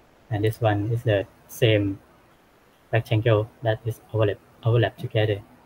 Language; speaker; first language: English; non-native, fluent; Thai